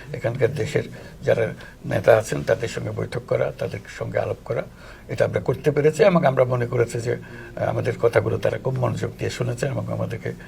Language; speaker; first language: Bangla; native; Bangla